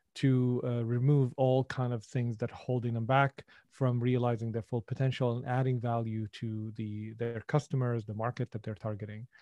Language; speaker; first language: English; non-native, fluent; Arabic